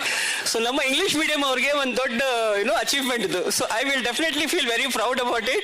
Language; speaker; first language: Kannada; non-native, local second language; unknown